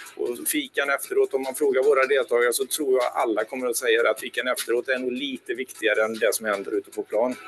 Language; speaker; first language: Swedish; native; Swedish